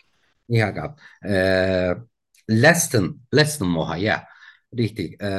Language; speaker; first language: German; non-native, learner; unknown